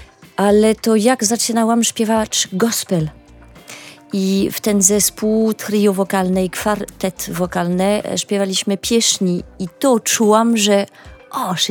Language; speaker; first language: Polish; non-native, learner; French